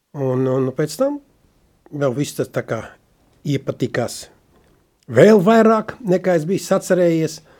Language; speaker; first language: Latvian; native; Latvian